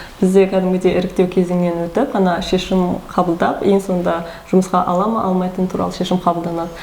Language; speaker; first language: Kazakh; early bilingual, heritage; Kazakh